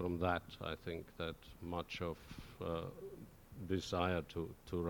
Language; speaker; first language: English; non-native, fluent; German